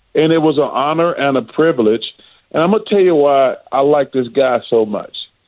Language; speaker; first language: English; native; English